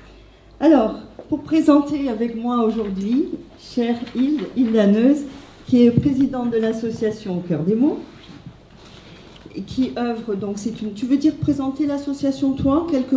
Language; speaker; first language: French; native; French